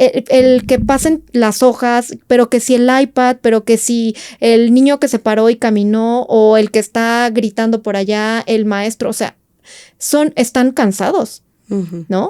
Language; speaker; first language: Spanish; native; Spanish